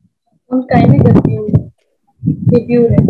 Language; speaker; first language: German; non-native, learner; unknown